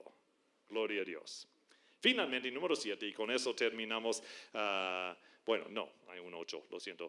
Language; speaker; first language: Spanish; non-native, fluent; English